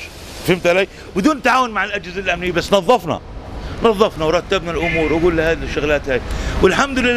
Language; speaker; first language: Arabic; native; Arabic